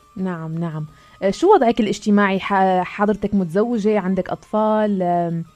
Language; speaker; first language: Arabic; native; Arabic